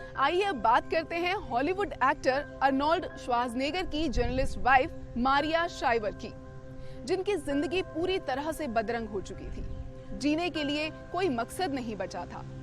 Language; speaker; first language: Hindi; native; Hindi